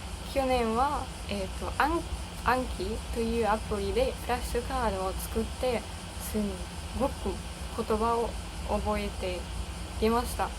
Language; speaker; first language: Japanese; non-native, learner; German